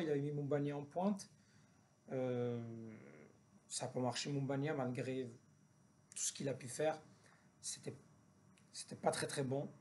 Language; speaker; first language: French; native; French